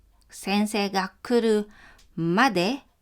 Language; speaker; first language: Japanese; non-native, fluent; Filipino